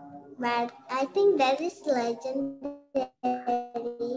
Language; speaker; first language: English; non-native, learner; Indonesian